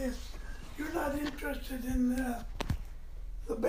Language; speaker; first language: English; native; English